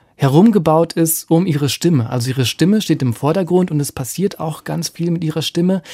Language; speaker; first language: German; native; German